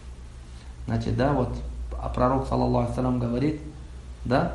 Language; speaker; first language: Russian; non-native, local second language; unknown